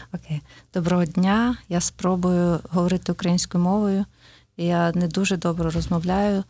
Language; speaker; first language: Ukrainian; non-native, local second language; Russian